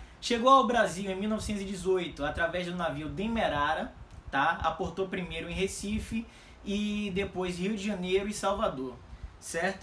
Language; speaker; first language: Portuguese; native; Portuguese